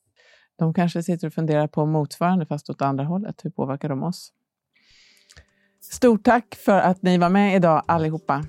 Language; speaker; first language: Swedish; native; Swedish